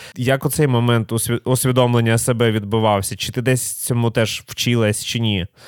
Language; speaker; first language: Ukrainian; non-native, local second language; Russian